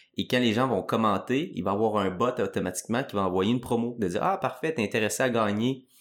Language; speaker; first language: French; native; French